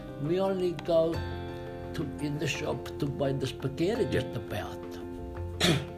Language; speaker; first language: English; non-native, learner; Italian